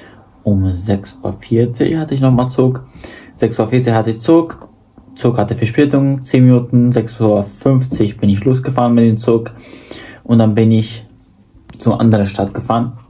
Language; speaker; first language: German; early bilingual, other home language; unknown